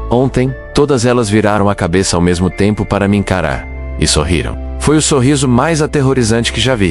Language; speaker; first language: Portuguese; native; Portuguese